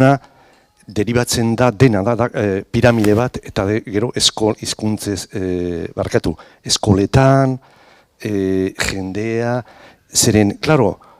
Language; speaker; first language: Basque; non-native, local second language; Spanish